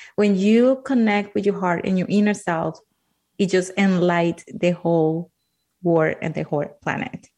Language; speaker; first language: English; non-native, fluent; Spanish